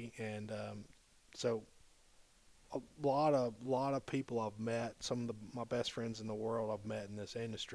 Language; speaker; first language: English; native; English